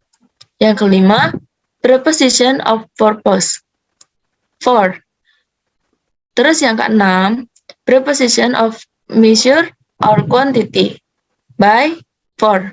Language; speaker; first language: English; non-native, learner; Indonesian